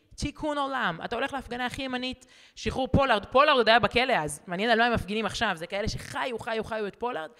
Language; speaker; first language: Hebrew; native; Hebrew